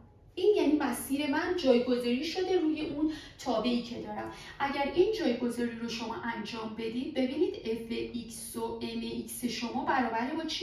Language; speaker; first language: Persian; native; Persian